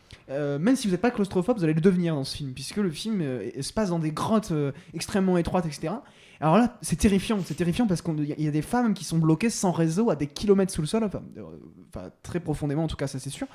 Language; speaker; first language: French; native; French